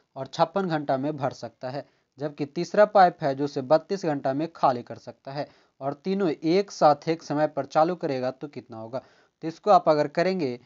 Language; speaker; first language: Hindi; native; Hindi